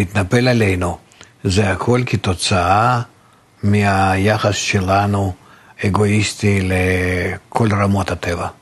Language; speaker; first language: Hebrew; non-native, fluent; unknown